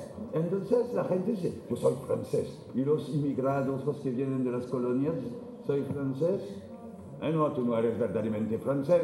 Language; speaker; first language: Spanish; non-native, fluent; French